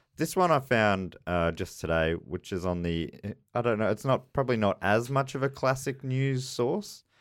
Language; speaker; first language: English; early bilingual, other home language; German